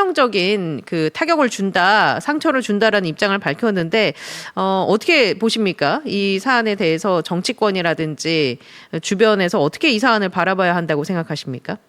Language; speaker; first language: Korean; native; Korean